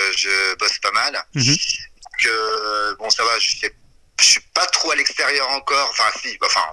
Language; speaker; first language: French; native; French